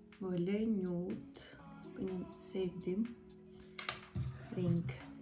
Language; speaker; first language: Turkish; non-native, fluent; Russian